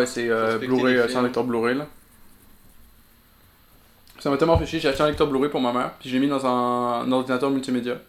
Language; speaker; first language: French; native; French